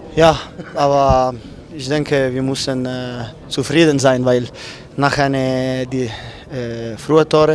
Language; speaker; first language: German; non-native, learner; Italian